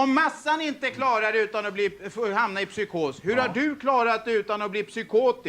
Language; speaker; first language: Swedish; native; Swedish